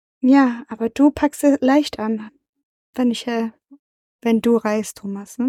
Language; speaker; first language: German; non-native, learner; French